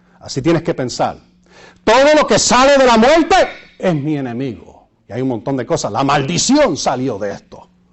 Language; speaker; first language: Spanish; early bilingual, heritage; Spanish